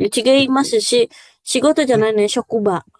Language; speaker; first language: Japanese; non-native, fluent; Indonesian